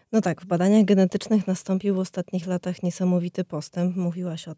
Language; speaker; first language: Polish; native; Polish